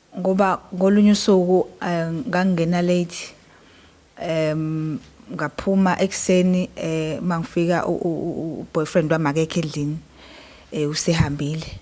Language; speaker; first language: Zulu; native; Zulu